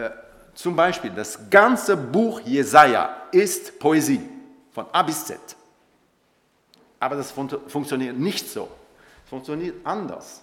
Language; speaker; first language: German; non-native, local second language; French